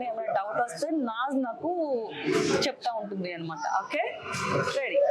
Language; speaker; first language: Telugu; native; Telugu